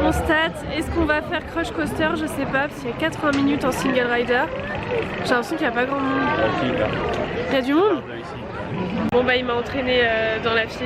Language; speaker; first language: French; native; French